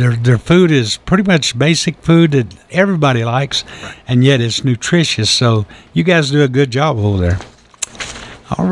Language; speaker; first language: English; native; English